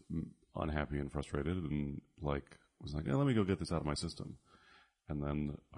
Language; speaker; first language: English; native; English